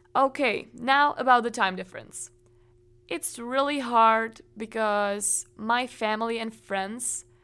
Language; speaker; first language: English; non-native, fluent; Czech